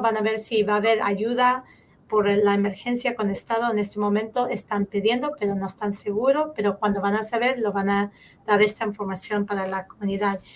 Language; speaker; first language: Spanish; early bilingual, heritage; Spanish